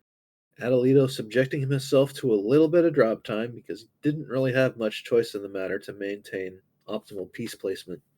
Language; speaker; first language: English; native; English